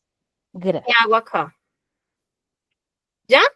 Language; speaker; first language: Spanish; native; Spanish